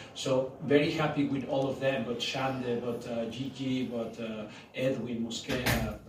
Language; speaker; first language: English; non-native, fluent; Spanish